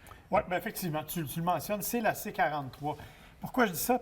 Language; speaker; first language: French; native; French